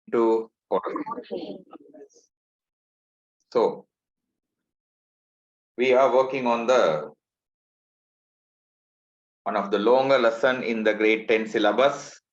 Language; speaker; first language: English; non-native, local second language; Tamil